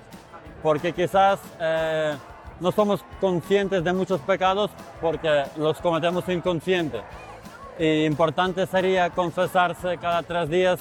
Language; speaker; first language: Spanish; non-native, fluent; Ukrainian